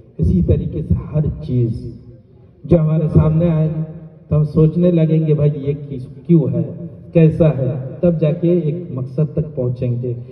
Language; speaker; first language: Urdu; non-native, local second language; Bangla